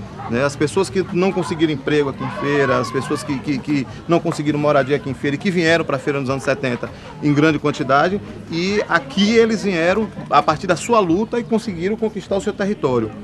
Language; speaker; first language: Portuguese; native; Portuguese